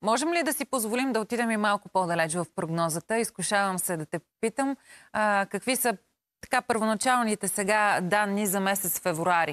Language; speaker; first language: Bulgarian; native; Bulgarian